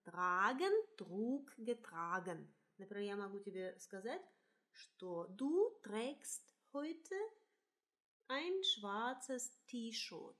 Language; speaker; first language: German; non-native, fluent; Russian